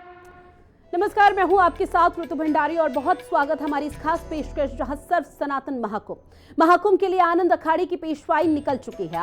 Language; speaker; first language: Hindi; native; Hindi